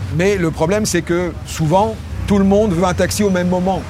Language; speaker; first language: French; native; French